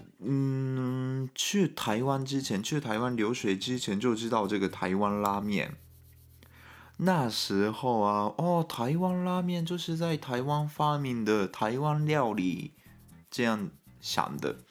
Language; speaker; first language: Chinese; non-native, fluent; Japanese